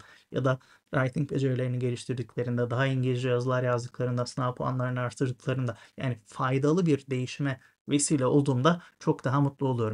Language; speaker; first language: Turkish; native; Turkish